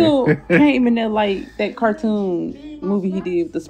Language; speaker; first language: English; native; English